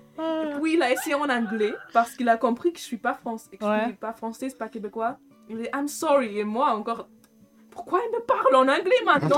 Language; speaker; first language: French; non-native, fluent; German